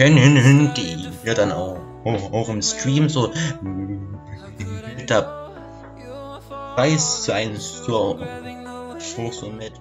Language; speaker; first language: German; native; German